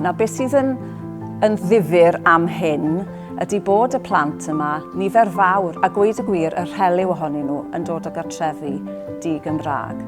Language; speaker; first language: Welsh; native; Welsh